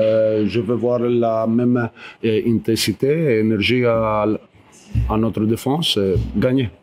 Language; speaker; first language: French; non-native, fluent; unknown